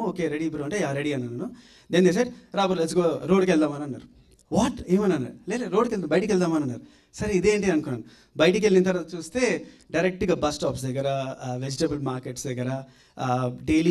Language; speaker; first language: Telugu; native; Telugu